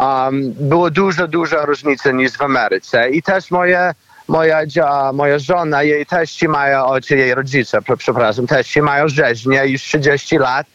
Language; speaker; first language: Polish; early bilingual, heritage; Polish